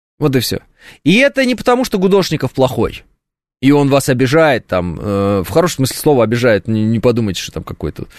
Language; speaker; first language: Russian; native; Russian